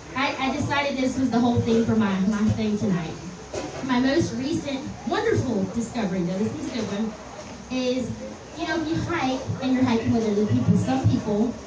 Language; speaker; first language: English; native; English